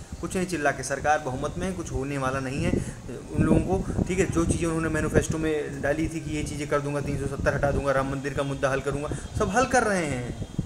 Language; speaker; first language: Hindi; native; Hindi